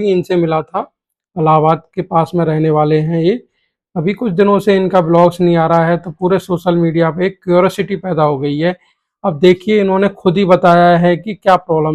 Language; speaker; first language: Hindi; native; Hindi